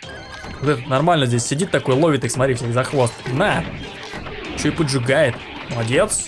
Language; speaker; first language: Russian; native; Russian